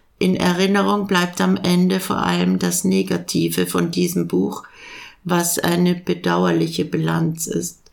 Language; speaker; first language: German; native; German